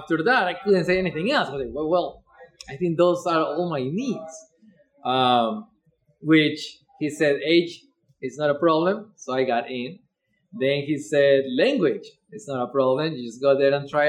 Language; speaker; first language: English; non-native, fluent; Spanish